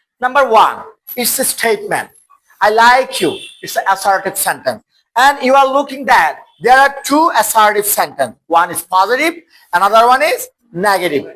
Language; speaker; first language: English; non-native, local second language; Bangla